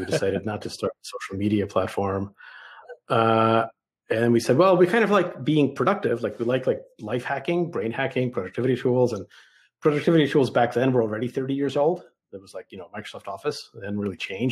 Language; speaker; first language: English; early bilingual, other home language; Russian